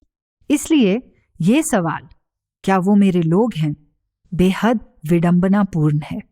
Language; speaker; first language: Hindi; native; Hindi